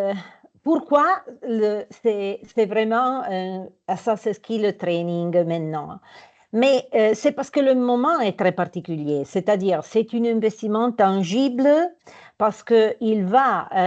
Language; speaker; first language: French; non-native, fluent; Italian